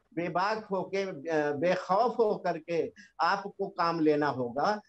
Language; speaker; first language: Hindi; native; Hindi